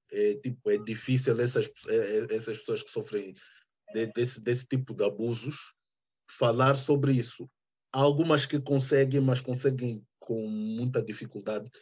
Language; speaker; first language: Portuguese; early bilingual, heritage; Portuguese